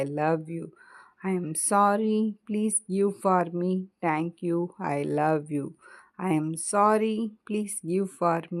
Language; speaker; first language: English; non-native, learner; Tamil